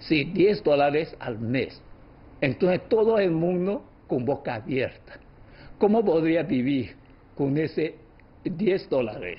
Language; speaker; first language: Spanish; non-native, fluent; Chinese